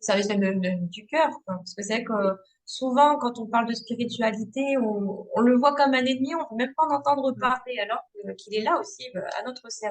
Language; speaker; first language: French; native; French